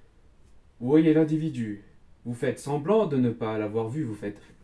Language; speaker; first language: French; native; French